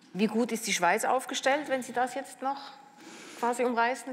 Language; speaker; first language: German; native; German